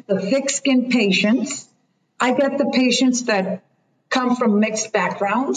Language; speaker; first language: English; non-native, fluent; Spanish